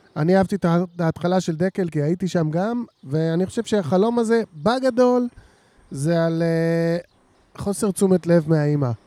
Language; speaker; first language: Hebrew; native; Hebrew